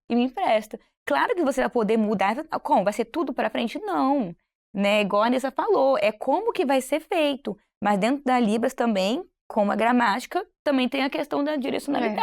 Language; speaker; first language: Portuguese; native; Portuguese